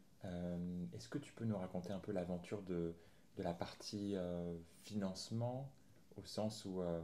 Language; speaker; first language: French; native; French